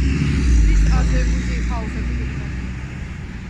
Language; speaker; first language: English; non-native, learner; Russian